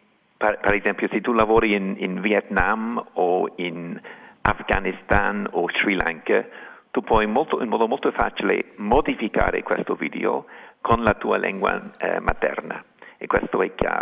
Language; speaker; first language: Italian; non-native, fluent; English